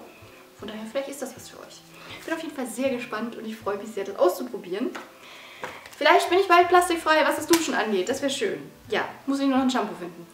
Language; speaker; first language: German; native; German